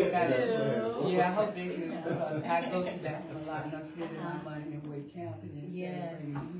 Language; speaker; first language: English; native; English